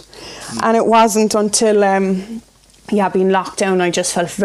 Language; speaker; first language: English; native; English